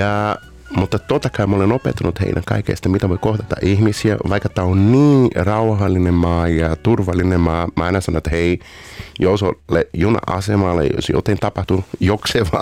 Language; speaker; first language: Finnish; non-native, learner; Portuguese